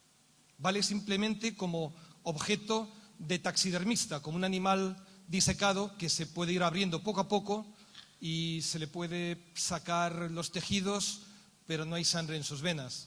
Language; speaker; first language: Spanish; native; Spanish